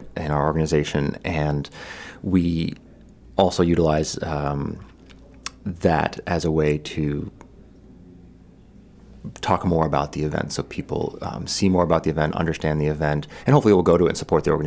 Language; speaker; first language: English; native; English